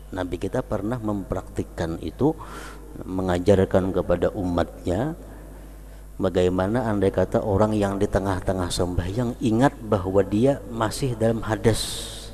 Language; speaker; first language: Indonesian; non-native, local second language; Banjar